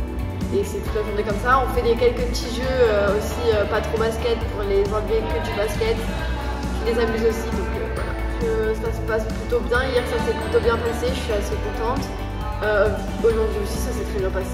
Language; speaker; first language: French; native; French